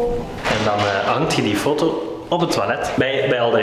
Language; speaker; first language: Dutch; native; Dutch